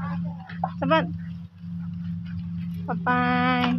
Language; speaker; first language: Indonesian; non-native, local second language; Javanese